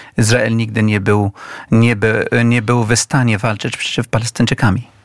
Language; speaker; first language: Polish; non-native, fluent; Arabic